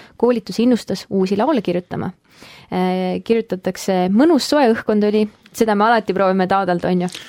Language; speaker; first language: Estonian; early bilingual, heritage; Estonian